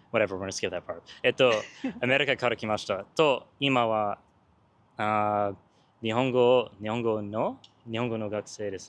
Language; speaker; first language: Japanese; non-native, learner; English